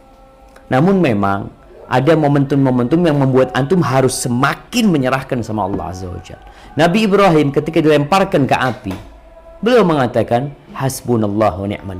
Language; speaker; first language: Indonesian; native; Indonesian